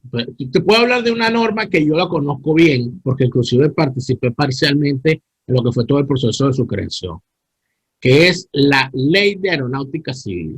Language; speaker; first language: Spanish; native; Spanish